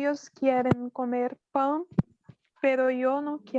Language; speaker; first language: Spanish; non-native, learner; Portuguese